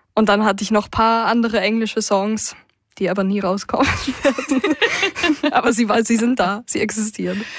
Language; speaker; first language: German; native; German